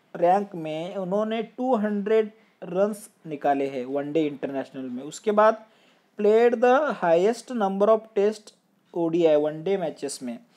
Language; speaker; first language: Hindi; non-native, local second language; Marathi